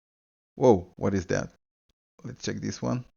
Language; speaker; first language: English; non-native, fluent; French